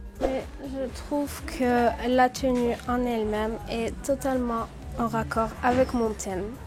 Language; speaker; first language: French; non-native, local second language; Arabic